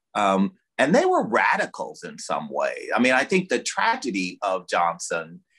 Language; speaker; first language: English; native; English